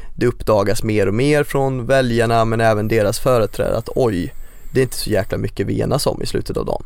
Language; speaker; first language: Swedish; native; Swedish